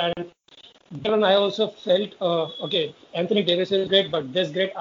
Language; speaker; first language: English; non-native, local second language; Hindi